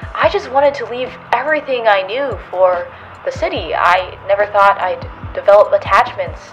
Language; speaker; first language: English; native; English